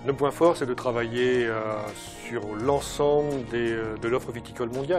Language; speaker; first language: French; native; French